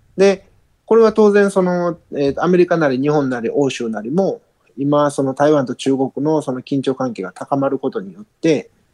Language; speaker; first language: Japanese; native; Japanese